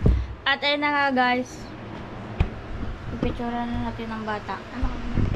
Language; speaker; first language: Filipino; native; Filipino